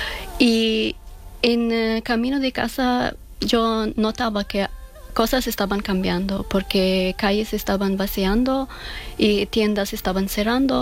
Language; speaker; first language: Spanish; non-native, learner; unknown